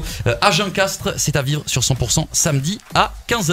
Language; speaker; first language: French; native; French